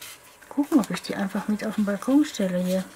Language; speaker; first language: German; native; German